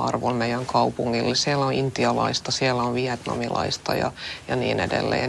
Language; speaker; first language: Finnish; non-native, local second language; Swedish